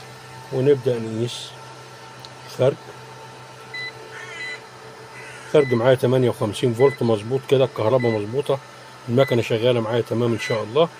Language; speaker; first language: Arabic; native; Arabic